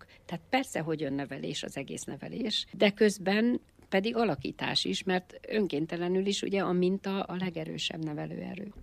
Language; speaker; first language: Hungarian; native; Hungarian